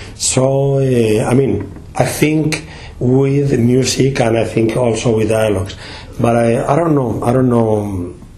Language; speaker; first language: English; non-native, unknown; Spanish